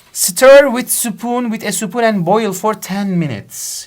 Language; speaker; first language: English; non-native, fluent; Turkish